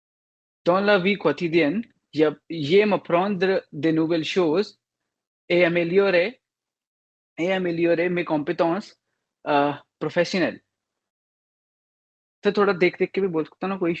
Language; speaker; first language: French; non-native, learner; Hindi